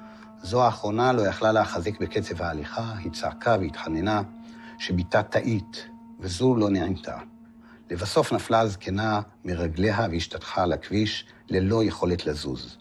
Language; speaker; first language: Hebrew; native; Hebrew